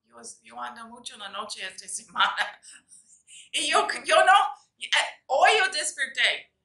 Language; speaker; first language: Spanish; non-native, fluent; English